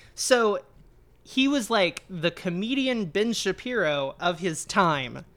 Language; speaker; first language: English; native; English